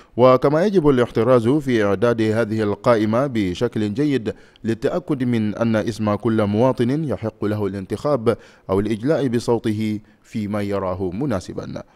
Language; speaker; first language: Arabic; non-native, fluent; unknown